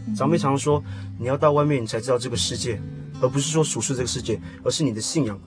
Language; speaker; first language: Chinese; native; Chinese